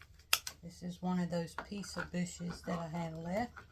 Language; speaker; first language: English; native; English